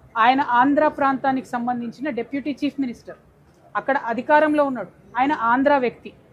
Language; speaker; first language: Telugu; native; Telugu